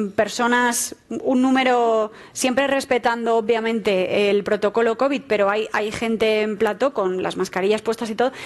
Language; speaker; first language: Spanish; native; Spanish